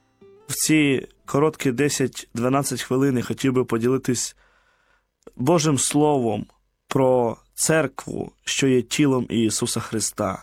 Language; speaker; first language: Ukrainian; native; Ukrainian